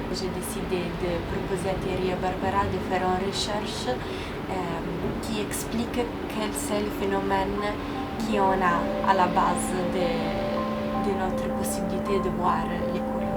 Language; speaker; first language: French; non-native, learner; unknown